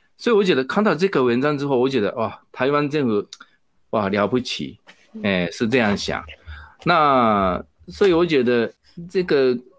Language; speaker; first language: Chinese; non-native, fluent; Japanese